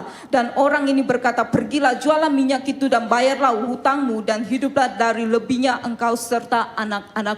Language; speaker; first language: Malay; non-native, local second language; Chinese